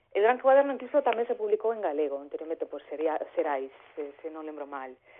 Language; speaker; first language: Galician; native; Galician